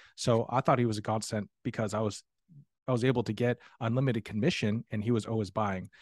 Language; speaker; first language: English; native; English